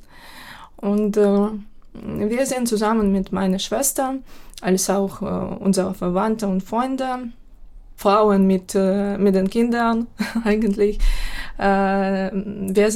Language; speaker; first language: German; non-native, fluent; Ukrainian